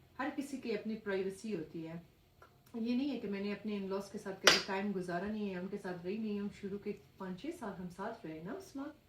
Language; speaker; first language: Urdu; non-native, fluent; Persian